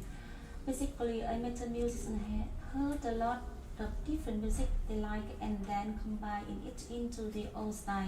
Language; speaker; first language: English; non-native, learner; Vietnamese